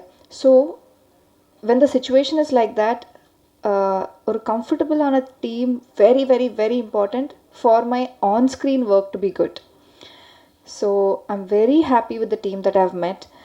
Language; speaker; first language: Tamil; non-native, learner; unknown